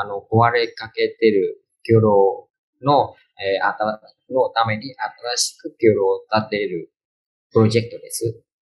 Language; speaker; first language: Japanese; non-native, fluent; Vietnamese